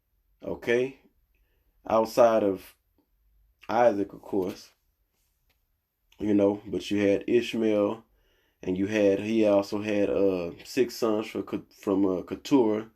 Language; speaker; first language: English; native; English